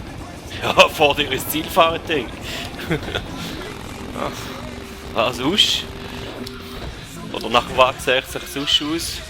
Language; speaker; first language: German; native; German